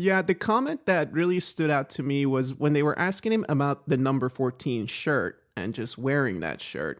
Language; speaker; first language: English; native; English